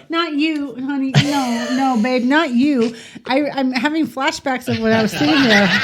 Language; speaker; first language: English; native; English